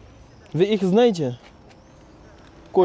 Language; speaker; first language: Russian; non-native, fluent; French